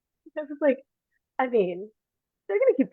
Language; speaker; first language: English; native; English